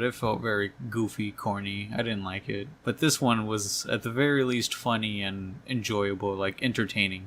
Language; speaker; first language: English; native; English